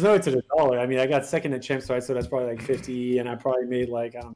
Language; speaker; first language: English; non-native, fluent; French